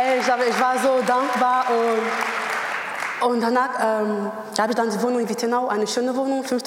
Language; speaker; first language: German; non-native, learner; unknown